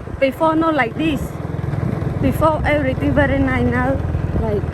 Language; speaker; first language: English; non-native, learner; Khmer